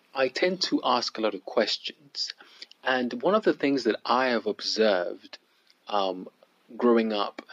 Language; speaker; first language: English; early bilingual, other home language; Yoruba